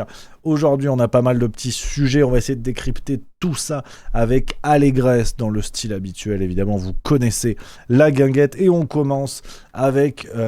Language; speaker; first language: French; native; French